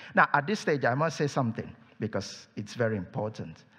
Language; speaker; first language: English; non-native, local second language; Yoruba